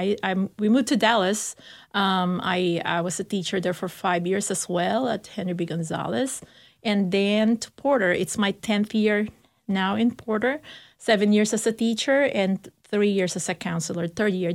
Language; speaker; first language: English; non-native, local second language; Filipino